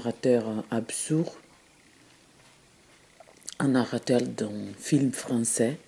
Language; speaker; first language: French; non-native, fluent; Portuguese